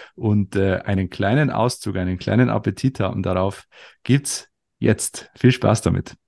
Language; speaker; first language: German; native; German